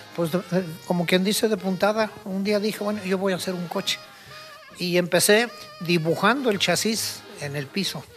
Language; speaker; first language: Spanish; native; Spanish